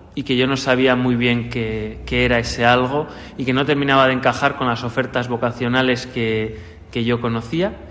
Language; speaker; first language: Spanish; native; Spanish